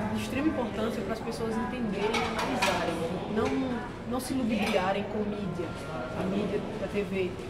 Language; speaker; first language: Portuguese; native; Portuguese